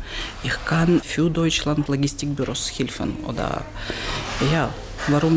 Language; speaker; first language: German; non-native, learner; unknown